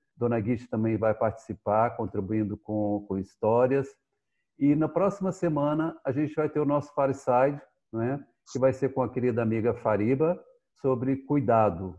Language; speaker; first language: Portuguese; native; Portuguese